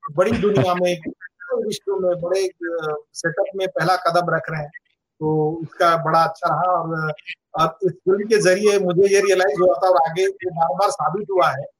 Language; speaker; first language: Hindi; non-native, local second language; Marathi